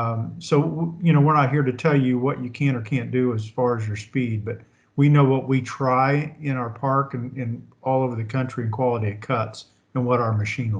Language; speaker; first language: English; native; English